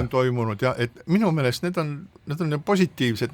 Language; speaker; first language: Estonian; native; Estonian